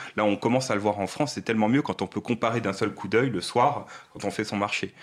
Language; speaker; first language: French; native; French